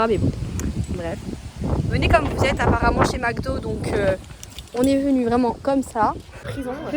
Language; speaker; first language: French; native; French